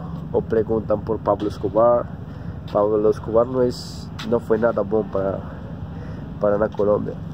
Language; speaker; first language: Portuguese; non-native, learner; Spanish